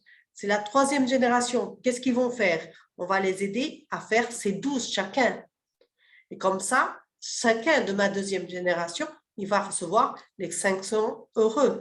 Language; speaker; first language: French; early bilingual, other home language; Portuguese